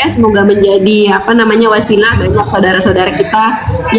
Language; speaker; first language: Indonesian; native; Indonesian